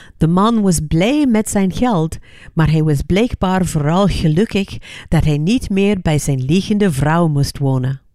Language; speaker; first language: Dutch; non-native, fluent; English